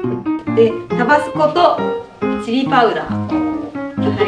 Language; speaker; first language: Japanese; native; Japanese